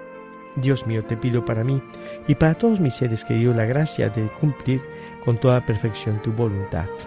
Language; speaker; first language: Spanish; native; Spanish